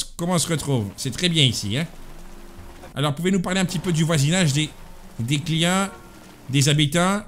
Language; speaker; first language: French; native; French